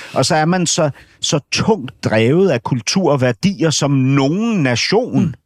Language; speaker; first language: Danish; native; Danish